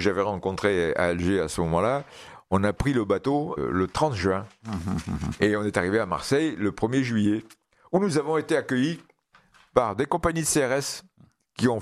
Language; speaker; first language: French; native; French